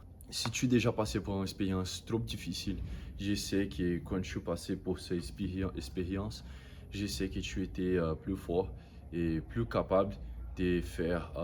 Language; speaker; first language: French; non-native, learner; Portuguese